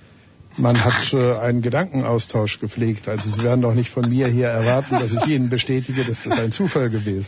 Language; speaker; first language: German; native; German